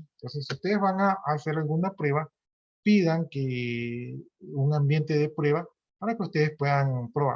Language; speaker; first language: Spanish; native; Spanish